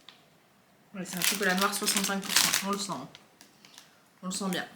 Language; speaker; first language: French; native; French